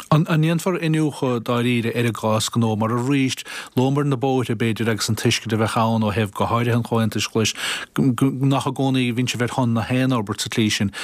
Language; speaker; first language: Irish; native; Irish